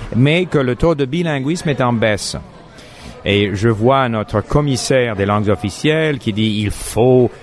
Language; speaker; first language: French; non-native, fluent; English